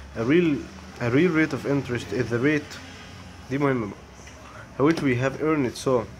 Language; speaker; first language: English; non-native, fluent; Arabic